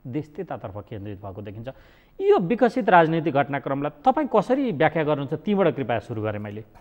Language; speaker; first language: Nepali; native; Nepali